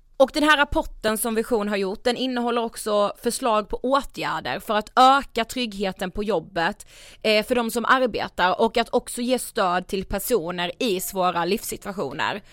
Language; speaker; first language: Swedish; native; Swedish